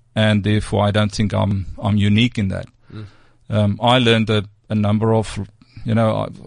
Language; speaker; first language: English; non-native, local second language; Afrikaans